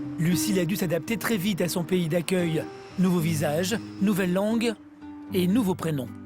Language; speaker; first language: French; native; French